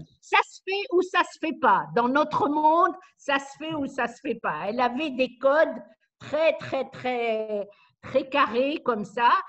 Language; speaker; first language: French; non-native, local second language; Arabic